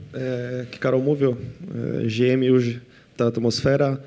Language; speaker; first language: Polish; non-native, fluent; Portuguese